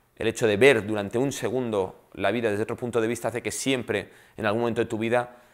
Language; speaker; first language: Spanish; native; Spanish